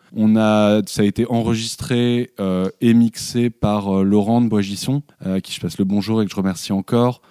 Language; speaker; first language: French; native; French